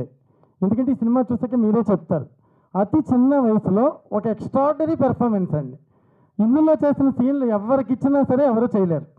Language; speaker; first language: Telugu; native; Telugu